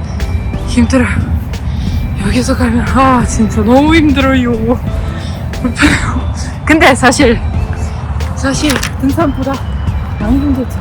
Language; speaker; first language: Korean; non-native, learner; Ukrainian